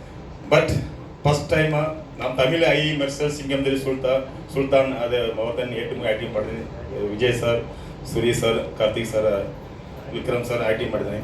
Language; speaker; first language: Kannada; non-native, learner; Tamil